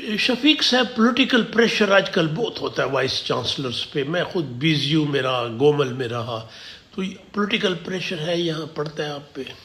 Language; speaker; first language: Urdu; non-native, local second language; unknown